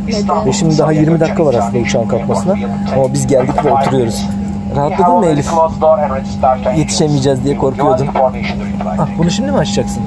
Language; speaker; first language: Turkish; native; Turkish